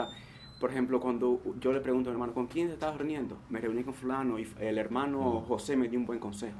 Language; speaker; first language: Spanish; native; Spanish